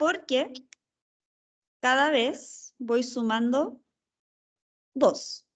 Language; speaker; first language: Spanish; native; Spanish